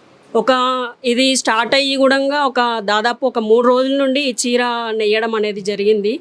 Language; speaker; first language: Telugu; native; Telugu